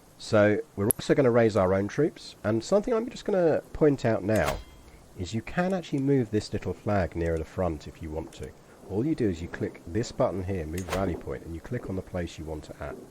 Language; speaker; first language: English; native; English